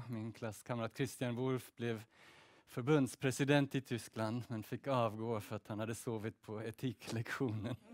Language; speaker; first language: Swedish; early bilingual, heritage; Swedish